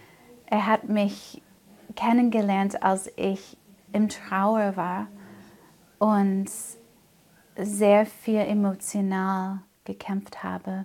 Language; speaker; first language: German; non-native, fluent; English